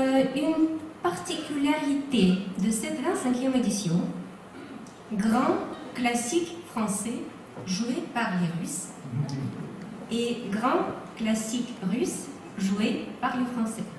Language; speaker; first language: French; non-native, fluent; Russian